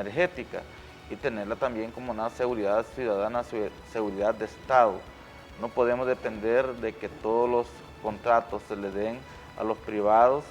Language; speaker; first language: Spanish; native; Spanish